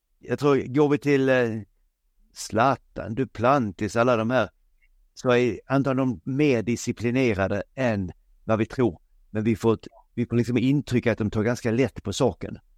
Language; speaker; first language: Swedish; native; Swedish